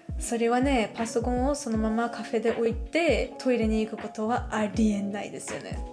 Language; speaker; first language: Japanese; non-native, fluent; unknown